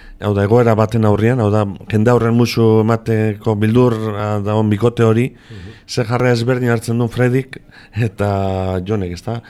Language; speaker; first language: Basque; native; Basque